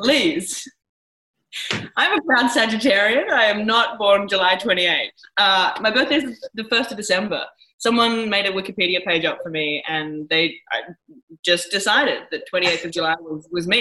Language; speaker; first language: English; native; English